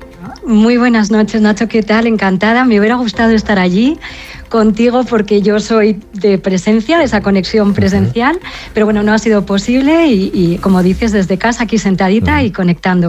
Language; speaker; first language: Spanish; native; Spanish